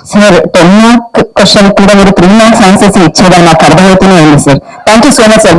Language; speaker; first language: Telugu; native; Telugu